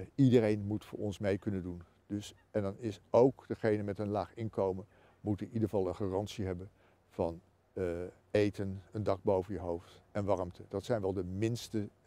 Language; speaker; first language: Dutch; native; Dutch